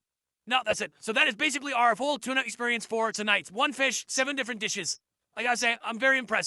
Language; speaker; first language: English; native; English